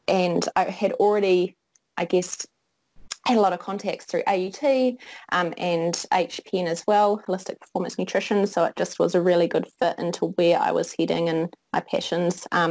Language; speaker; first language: English; native; English